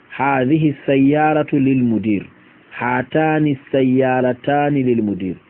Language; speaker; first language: Arabic; non-native, fluent; Fula